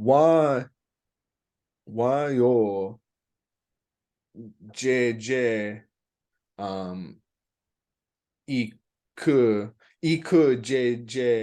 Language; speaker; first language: Chinese; non-native, learner; English